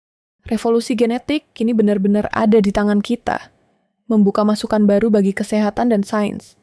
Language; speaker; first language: Indonesian; native; Indonesian